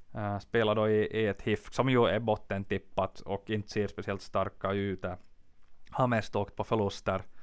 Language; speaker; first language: Swedish; native; Swedish